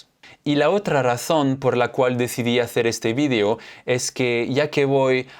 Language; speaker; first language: Spanish; non-native, fluent; French